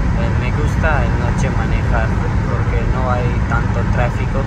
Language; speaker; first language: Spanish; non-native, learner; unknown